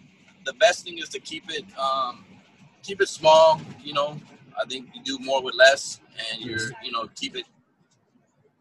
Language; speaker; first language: English; native; English